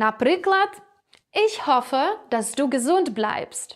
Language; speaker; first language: German; non-native, fluent; Ukrainian